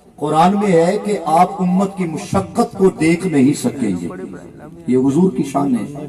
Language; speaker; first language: Urdu; non-native, local second language; Punjabi